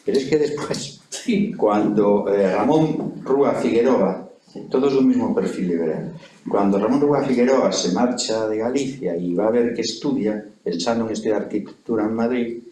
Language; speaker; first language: Spanish; native; Spanish